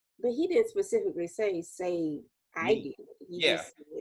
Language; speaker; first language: English; native; English